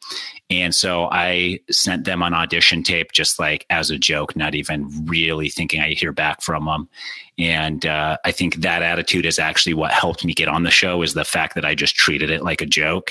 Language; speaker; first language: English; native; English